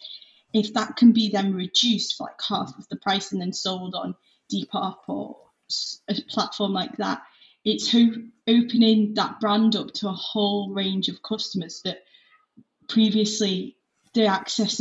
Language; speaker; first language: English; native; English